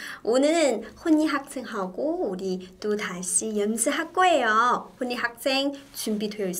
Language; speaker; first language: Korean; non-native, fluent; Chinese